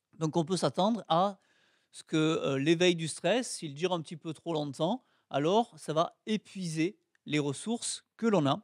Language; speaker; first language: French; native; French